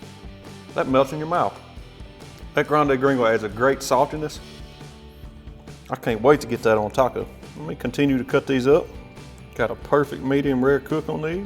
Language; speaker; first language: English; native; English